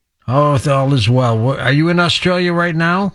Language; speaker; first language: English; native; English